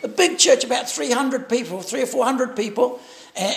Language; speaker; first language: English; native; English